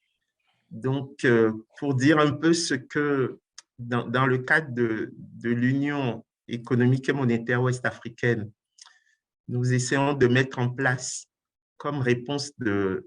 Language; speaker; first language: French; non-native, local second language; Ewe